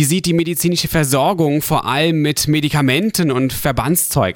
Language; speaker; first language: German; native; German